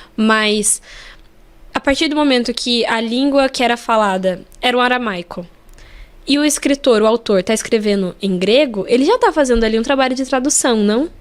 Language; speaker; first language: Portuguese; native; Portuguese